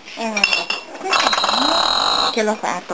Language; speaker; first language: Italian; non-native, learner; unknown